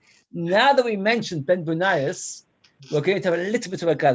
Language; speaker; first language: English; native; English